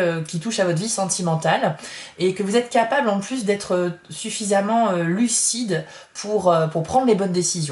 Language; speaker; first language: French; native; French